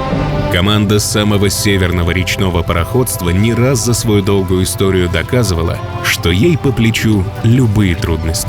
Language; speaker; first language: Russian; native; Russian